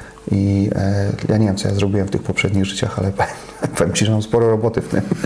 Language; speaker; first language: Polish; native; Polish